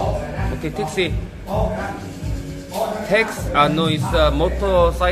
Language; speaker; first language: English; non-native, learner; Korean